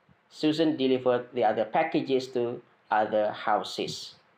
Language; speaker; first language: English; non-native, fluent; Indonesian